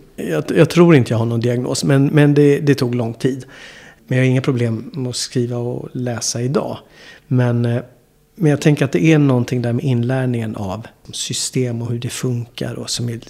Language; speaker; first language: Swedish; native; Swedish